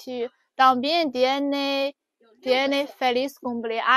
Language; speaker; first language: Spanish; non-native, learner; Chinese